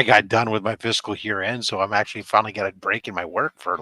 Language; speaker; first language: English; native; English